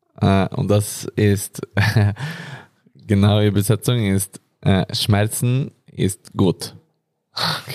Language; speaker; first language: German; non-native, learner; Norwegian